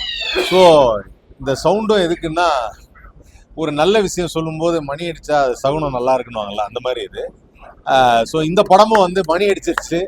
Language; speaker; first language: Tamil; native; Tamil